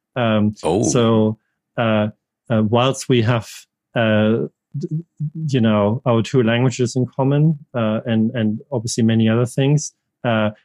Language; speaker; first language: English; non-native, fluent; German